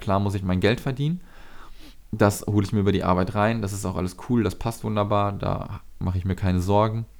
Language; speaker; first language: German; native; German